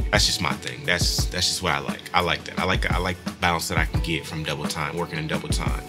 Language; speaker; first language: English; native; English